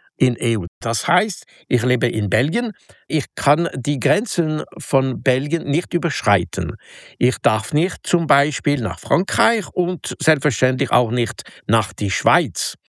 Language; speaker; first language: German; non-native, local second language; French